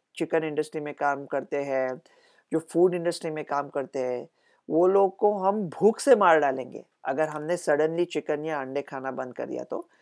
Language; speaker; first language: Hindi; non-native, local second language; Marathi